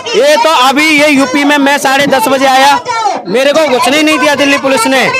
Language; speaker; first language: Hindi; native; Hindi